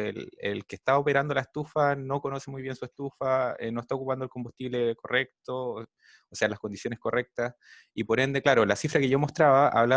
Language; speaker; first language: Spanish; native; Spanish